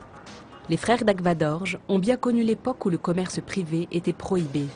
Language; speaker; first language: French; native; French